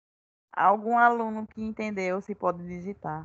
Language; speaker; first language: Spanish; non-native, learner; Portuguese